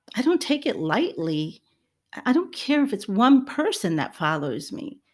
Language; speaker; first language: English; early bilingual, other home language; Spanish